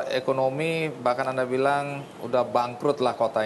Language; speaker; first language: Indonesian; native; Indonesian